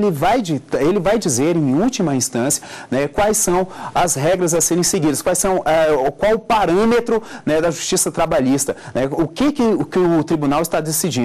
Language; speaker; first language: Portuguese; native; Portuguese